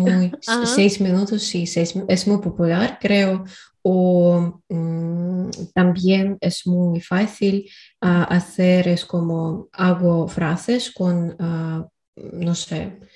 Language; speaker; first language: Spanish; non-native, learner; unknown